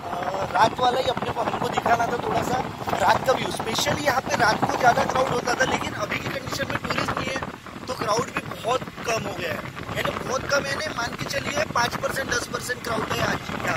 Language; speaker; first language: Hindi; native; Hindi